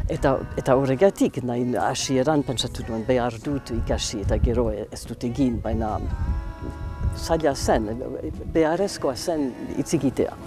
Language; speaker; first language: Basque; non-native, local second language; English